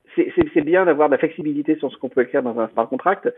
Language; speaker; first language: French; native; French